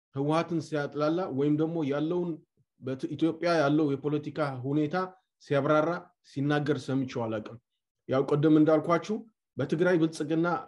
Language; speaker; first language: Amharic; non-native, local second language; Tigrinya